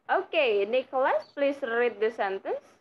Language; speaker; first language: English; non-native, fluent; Indonesian